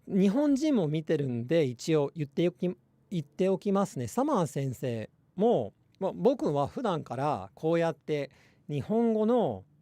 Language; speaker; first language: Japanese; non-native, fluent; English